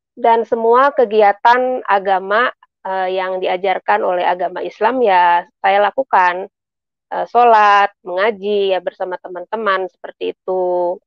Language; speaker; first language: Indonesian; native; Indonesian